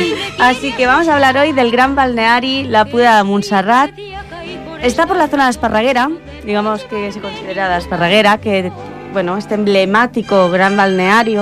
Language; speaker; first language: Spanish; native; Spanish